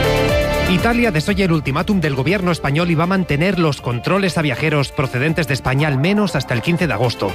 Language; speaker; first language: Spanish; native; Spanish